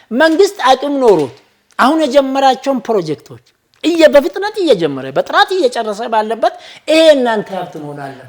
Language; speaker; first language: Amharic; non-native, local second language; Oromo